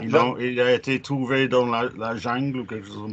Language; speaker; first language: French; non-native, fluent; English